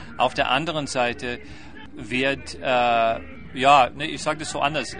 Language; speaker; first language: German; non-native, fluent; English